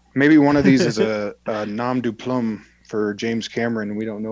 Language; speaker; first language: English; native; English